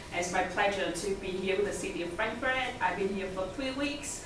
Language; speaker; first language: English; non-native, fluent; Vietnamese